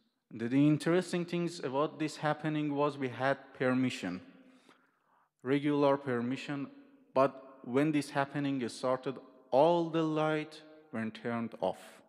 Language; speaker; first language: English; non-native, fluent; Persian